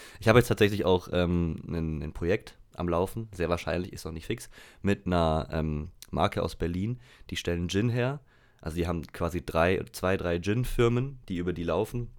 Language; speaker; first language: German; native; German